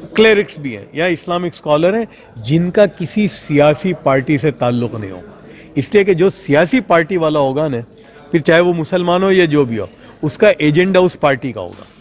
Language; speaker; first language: Hindi; non-native, local second language; Gujarati